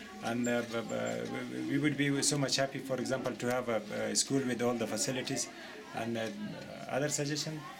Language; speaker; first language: English; non-native, learner; Persian